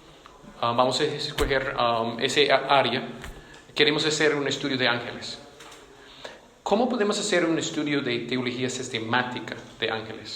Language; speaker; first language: Spanish; non-native, fluent; English